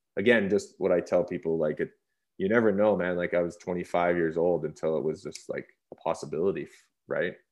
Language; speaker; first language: English; native; English